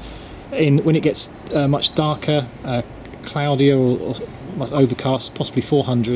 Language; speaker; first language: English; native; English